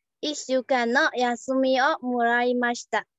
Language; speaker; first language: Japanese; non-native, learner; Burmese